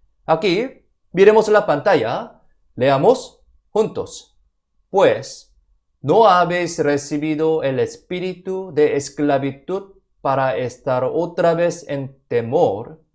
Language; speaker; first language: Spanish; non-native, fluent; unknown